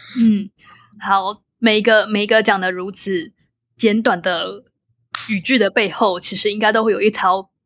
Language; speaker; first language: Chinese; native; Chinese